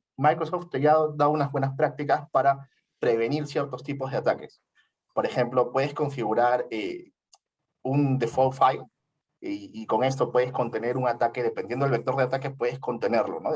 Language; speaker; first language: Spanish; native; Spanish